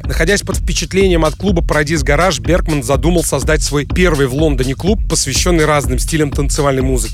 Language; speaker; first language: Russian; native; Russian